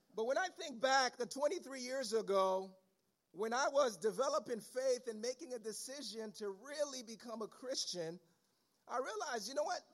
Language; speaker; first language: English; early bilingual, other home language; Haitian Creole